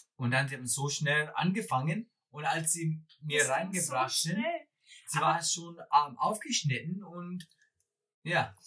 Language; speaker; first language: German; non-native, fluent; English